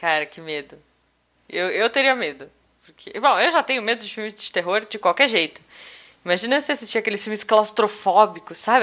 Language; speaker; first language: Portuguese; native; Portuguese